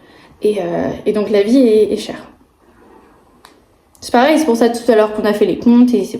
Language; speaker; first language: French; native; French